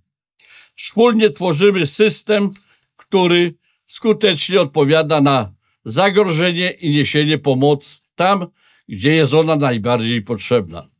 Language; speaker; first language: Polish; native; Polish